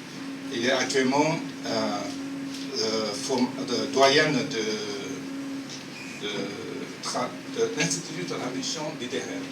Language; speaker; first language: French; non-native, fluent; Chinese